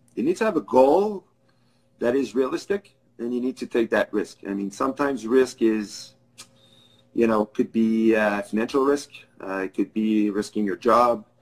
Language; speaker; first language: English; non-native, fluent; French